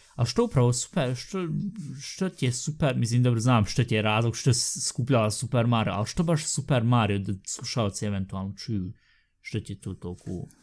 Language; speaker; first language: Bosnian; early bilingual, heritage; Bosnian